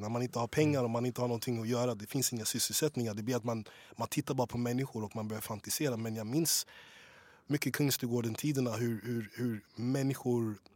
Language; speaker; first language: Swedish; early bilingual, other home language; English